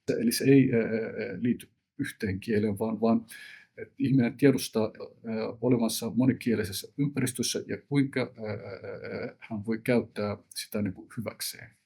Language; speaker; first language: Finnish; early bilingual, other home language; Somali